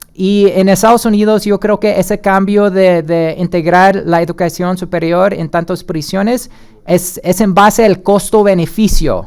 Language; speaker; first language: Spanish; early bilingual, heritage; Spanish